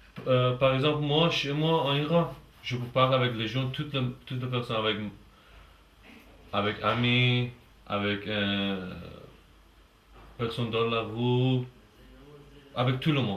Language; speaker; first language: French; non-native, learner; Persian